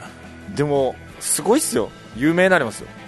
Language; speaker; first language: Japanese; native; Japanese